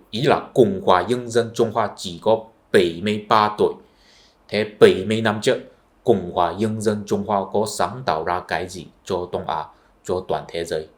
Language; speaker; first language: Vietnamese; non-native, fluent; Chinese